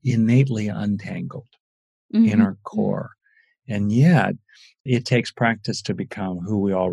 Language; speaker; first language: English; native; English